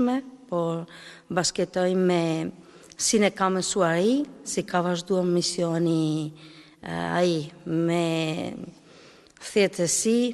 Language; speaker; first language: Albanian; non-native, learner; Italian